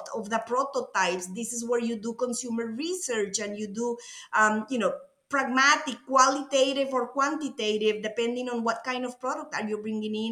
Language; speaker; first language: English; non-native, fluent; Spanish